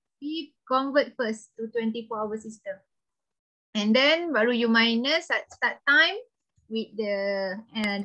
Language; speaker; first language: English; non-native, local second language; Malay